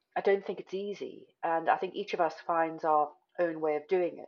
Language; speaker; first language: English; native; English